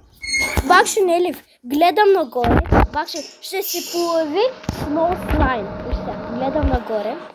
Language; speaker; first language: Bulgarian; non-native, local second language; Turkish